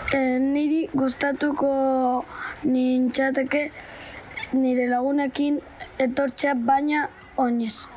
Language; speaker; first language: Basque; non-native, local second language; Spanish